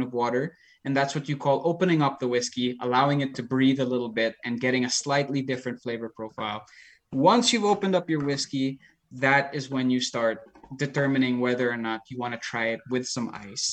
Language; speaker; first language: English; non-native, local second language; Filipino